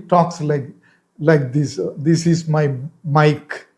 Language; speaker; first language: English; non-native, local second language; Tamil